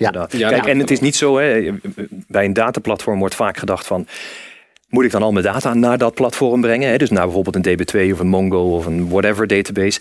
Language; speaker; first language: Dutch; native; Dutch